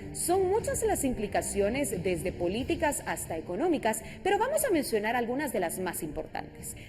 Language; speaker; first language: Spanish; native; Spanish